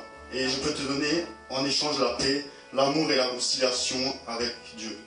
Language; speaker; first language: French; native; French